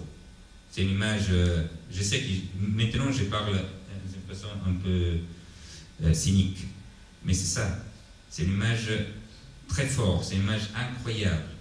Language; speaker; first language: French; non-native, fluent; Italian